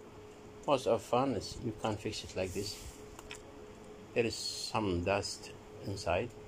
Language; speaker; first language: English; non-native, learner; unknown